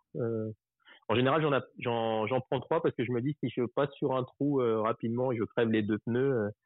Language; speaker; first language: French; native; French